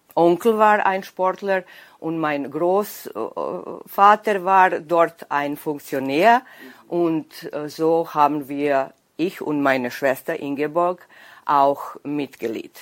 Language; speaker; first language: German; non-native, local second language; Serbian